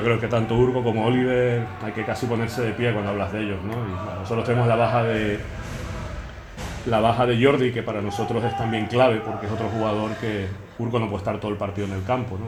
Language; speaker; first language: Spanish; native; Spanish